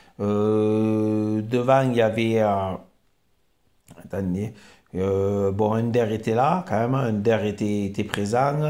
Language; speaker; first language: French; native; French